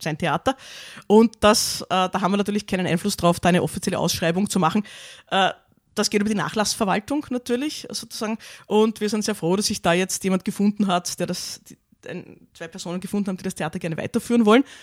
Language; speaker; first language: German; native; German